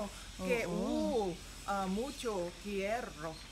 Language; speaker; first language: Spanish; non-native, learner; Iloko